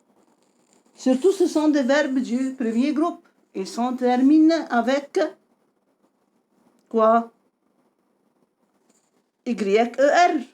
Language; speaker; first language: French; non-native, fluent; Arabic